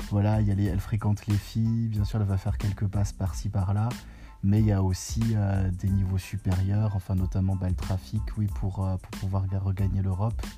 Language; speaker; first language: French; native; French